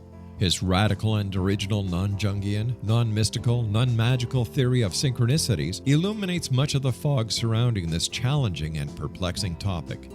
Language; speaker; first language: English; native; English